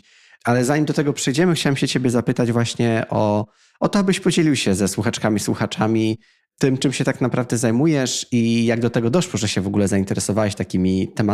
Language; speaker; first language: Polish; native; Polish